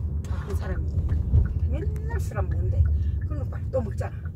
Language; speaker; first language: Korean; native; Korean